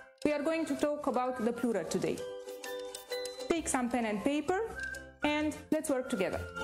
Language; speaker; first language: English; non-native, fluent; Romanian